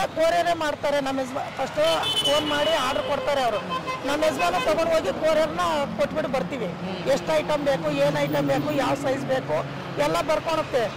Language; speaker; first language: Kannada; non-native, local second language; Marathi